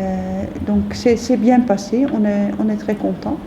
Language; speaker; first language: French; non-native, fluent; Dutch